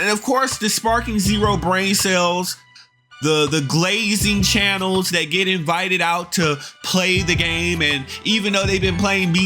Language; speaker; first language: English; native; English